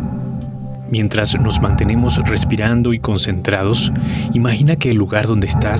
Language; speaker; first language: Spanish; native; Spanish